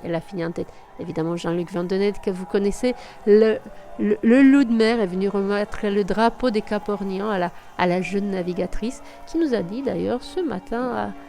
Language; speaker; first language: French; native; French